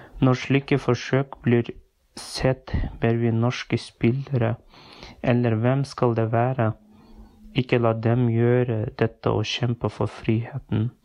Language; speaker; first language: Norwegian; non-native, fluent; Uyghur